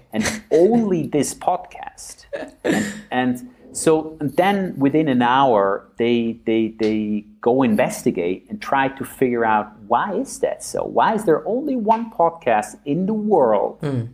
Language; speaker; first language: English; non-native, fluent; German